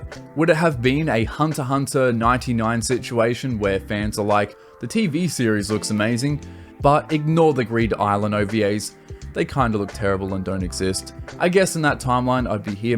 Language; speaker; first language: English; native; English